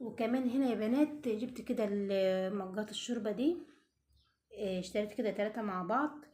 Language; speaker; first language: Arabic; native; Arabic